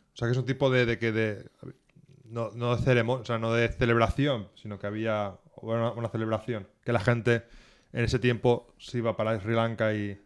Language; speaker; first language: Spanish; native; Spanish